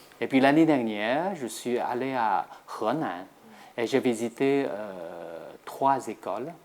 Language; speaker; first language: French; non-native, fluent; Chinese